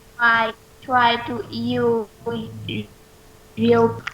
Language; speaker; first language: English; non-native, learner; Vietnamese